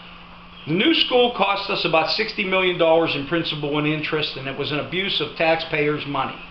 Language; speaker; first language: English; native; English